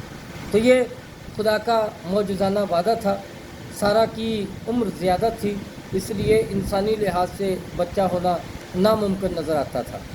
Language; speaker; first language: Urdu; native; Urdu